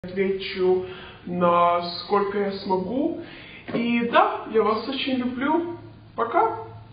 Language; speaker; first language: Russian; native; Russian